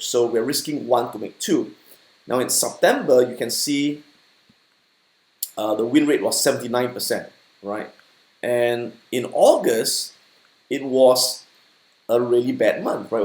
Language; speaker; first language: English; native; English